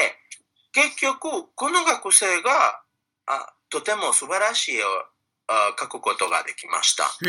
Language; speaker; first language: Japanese; non-native, fluent; Spanish